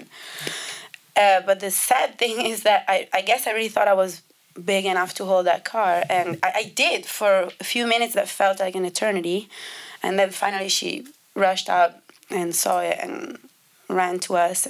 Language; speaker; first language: English; non-native, fluent; Italian